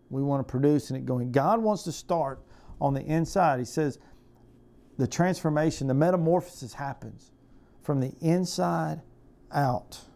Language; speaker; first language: English; native; English